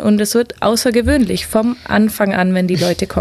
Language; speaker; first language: German; native; German